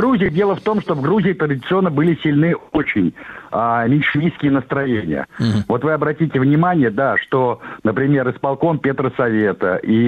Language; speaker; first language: Russian; native; Russian